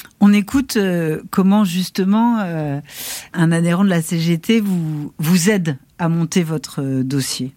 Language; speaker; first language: French; native; French